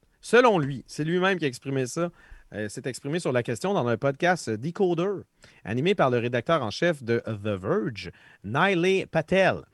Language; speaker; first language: French; native; French